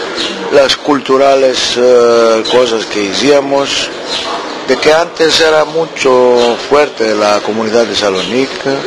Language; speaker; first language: Spanish; early bilingual, heritage; Ladino